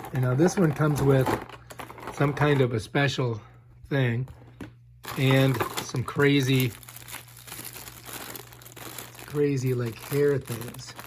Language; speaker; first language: English; native; English